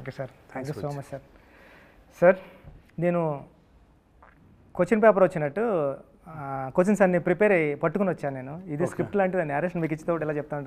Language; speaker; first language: Telugu; native; Telugu